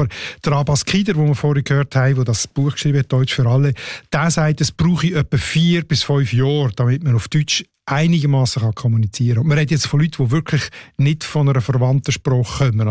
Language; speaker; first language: German; native; German